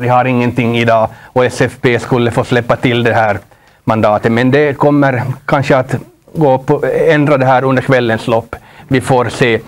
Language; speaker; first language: Swedish; native; Swedish